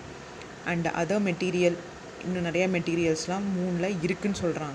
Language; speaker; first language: Tamil; native; Tamil